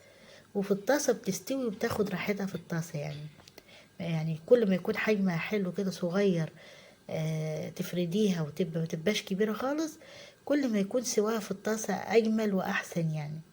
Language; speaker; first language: Arabic; native; Arabic